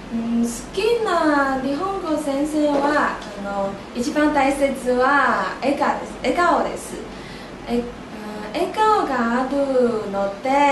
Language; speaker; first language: Japanese; non-native, learner; Chinese